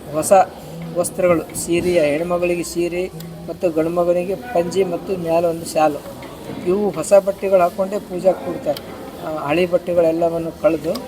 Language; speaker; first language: Kannada; native; Kannada